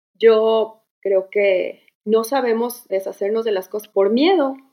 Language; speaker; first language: Spanish; native; Spanish